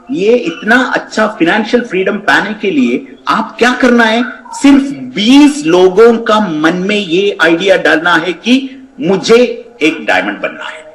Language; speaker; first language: Hindi; non-native, fluent; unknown